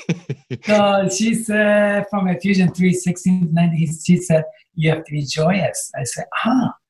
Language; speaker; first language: English; non-native, fluent; Japanese